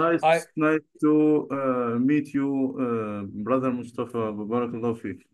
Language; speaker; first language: English; non-native, learner; Arabic